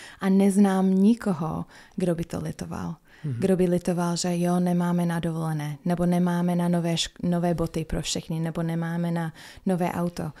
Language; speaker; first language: Czech; non-native, fluent; English